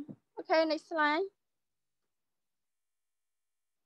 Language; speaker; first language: English; non-native, learner; Khmer